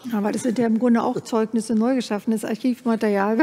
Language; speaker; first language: German; native; German